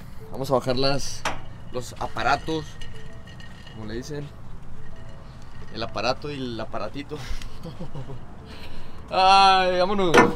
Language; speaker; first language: Spanish; early bilingual, heritage; Spanish